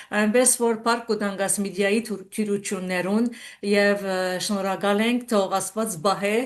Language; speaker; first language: Armenian; early bilingual, heritage; Armenian